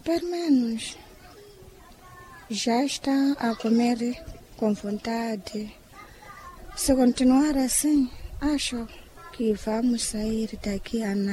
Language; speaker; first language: Portuguese; non-native, local second language; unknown